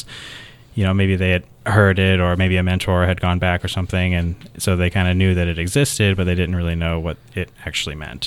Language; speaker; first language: English; native; English